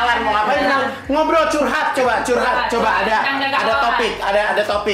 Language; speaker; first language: Indonesian; native; Indonesian